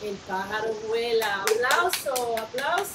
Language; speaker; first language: Spanish; non-native, fluent; English